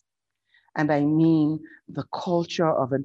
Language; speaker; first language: English; non-native, local second language; Yoruba